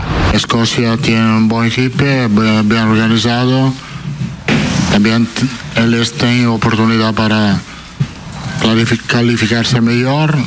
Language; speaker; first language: Portuguese; non-native, learner; Italian